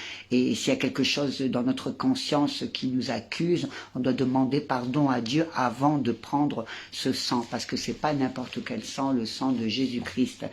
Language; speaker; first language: French; native; French